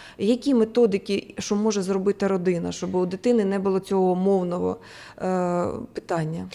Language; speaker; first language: Ukrainian; non-native, local second language; Russian